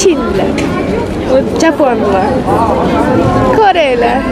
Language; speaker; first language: Turkish; non-native, learner; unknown